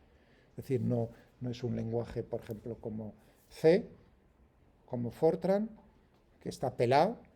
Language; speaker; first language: Spanish; native; Spanish